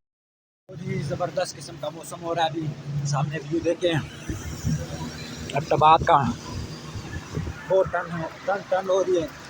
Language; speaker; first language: Hindi; non-native, local second language; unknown